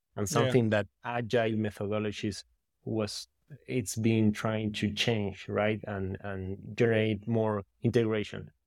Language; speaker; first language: English; non-native, fluent; Spanish